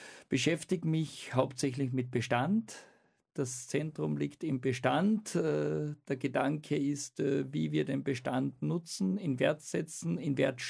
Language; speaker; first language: German; native; German